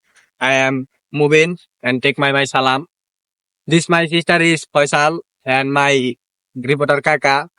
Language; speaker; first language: English; non-native, learner; Bangla